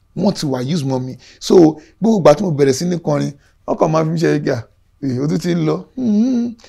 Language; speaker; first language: Yoruba; native; Yoruba